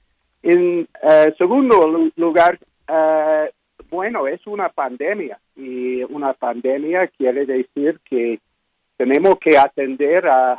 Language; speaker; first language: Spanish; non-native, fluent; English